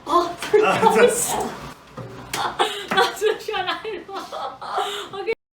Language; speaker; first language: German; non-native, learner; Indonesian